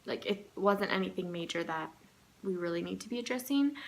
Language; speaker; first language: English; native; English